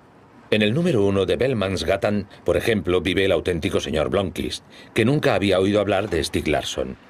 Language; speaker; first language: Spanish; native; Spanish